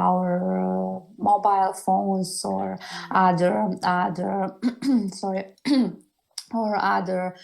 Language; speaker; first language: English; non-native, learner; Serbian